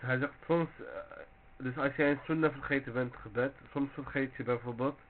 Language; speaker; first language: Dutch; early bilingual, other home language; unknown